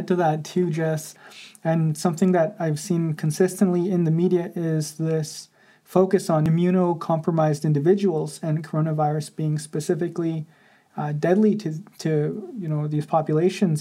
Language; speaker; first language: English; non-native, fluent; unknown